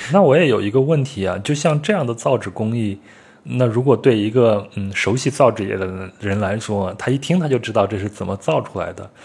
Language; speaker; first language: Chinese; native; Chinese